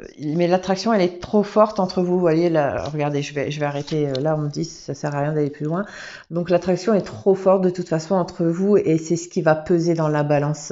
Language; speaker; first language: French; native; French